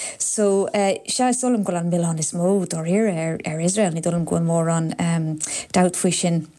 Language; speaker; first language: Irish; non-native, local second language; English